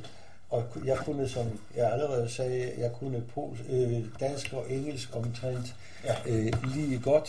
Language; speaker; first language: Danish; non-native, fluent; Polish